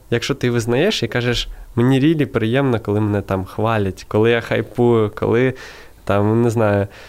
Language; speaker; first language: Ukrainian; non-native, local second language; Russian